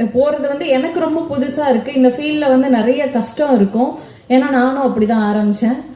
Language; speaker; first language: Tamil; native; Tamil